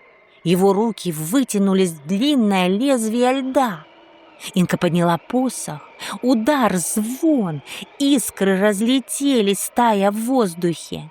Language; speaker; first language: Russian; native; Russian